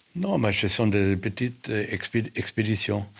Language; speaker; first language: French; non-native, fluent; German